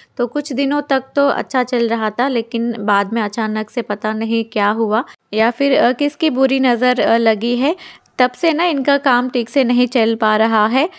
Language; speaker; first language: Hindi; non-native, local second language; Telugu